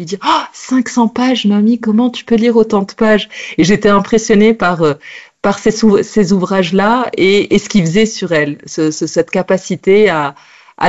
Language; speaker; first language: French; non-native, local second language; Arabic